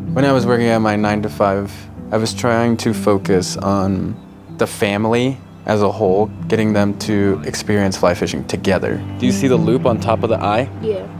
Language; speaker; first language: English; native; English